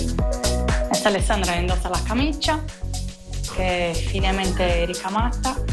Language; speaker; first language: Italian; native; Italian